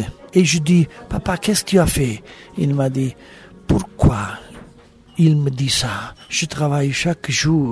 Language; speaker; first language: French; non-native, learner; Italian